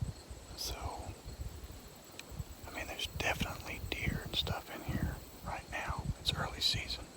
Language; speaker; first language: English; native; English